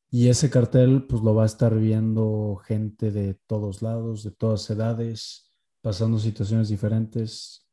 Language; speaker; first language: Spanish; native; Spanish